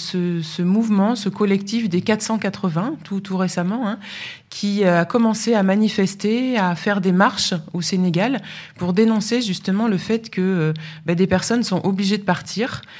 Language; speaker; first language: French; native; French